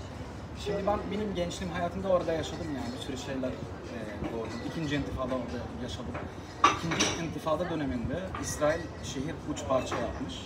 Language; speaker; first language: Turkish; non-native, learner; Arabic